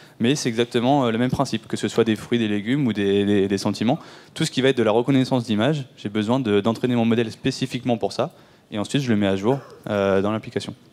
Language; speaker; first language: French; native; French